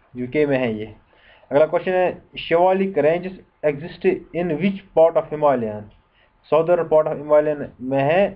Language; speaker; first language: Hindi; non-native, local second language; Kashmiri